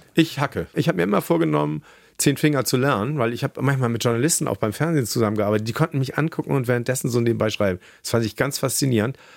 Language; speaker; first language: German; native; German